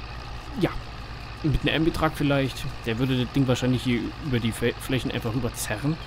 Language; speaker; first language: German; native; German